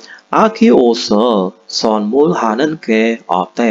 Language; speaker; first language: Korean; non-native, fluent; Indonesian